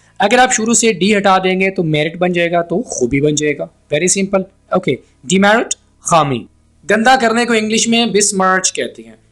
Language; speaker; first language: Urdu; native; Urdu